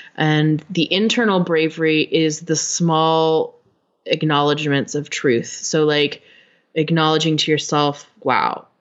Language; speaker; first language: English; native; English